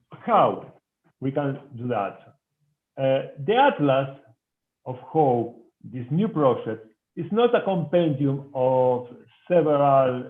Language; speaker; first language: English; non-native, fluent; Spanish